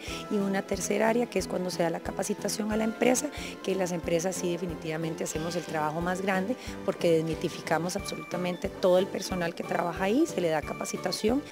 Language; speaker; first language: Spanish; native; Spanish